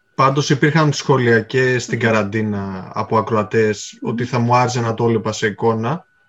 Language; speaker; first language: Greek; native; Greek